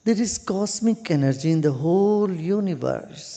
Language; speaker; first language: English; non-native, local second language; Kannada